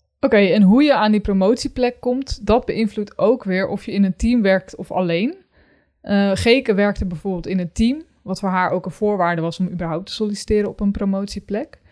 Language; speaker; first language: Dutch; native; Dutch